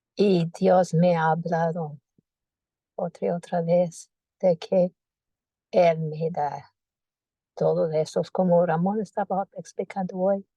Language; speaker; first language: Spanish; non-native, fluent; English